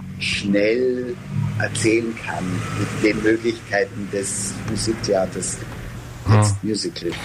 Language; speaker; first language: German; native; German